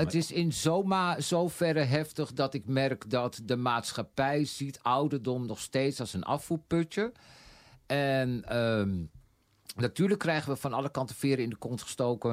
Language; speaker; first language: Dutch; native; Dutch